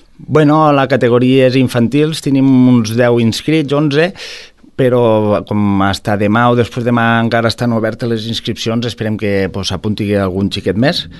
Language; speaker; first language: Catalan; native; Catalan